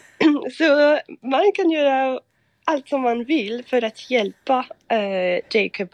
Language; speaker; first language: Swedish; non-native, fluent; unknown